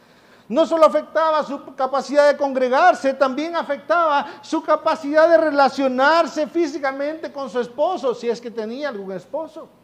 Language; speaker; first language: Spanish; native; Spanish